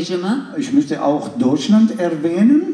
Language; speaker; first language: German; non-native, fluent; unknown